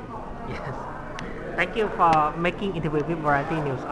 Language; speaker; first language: English; non-native, learner; Thai